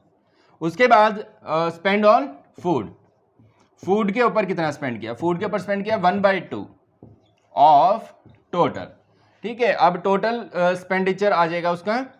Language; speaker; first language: Hindi; native; Hindi